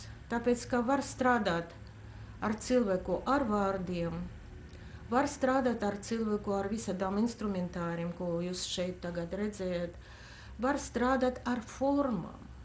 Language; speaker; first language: Latvian; non-native, local second language; Russian